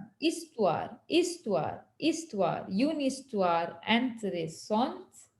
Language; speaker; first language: French; non-native, fluent; Hindi